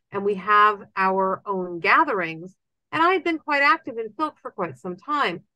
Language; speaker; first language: English; native; English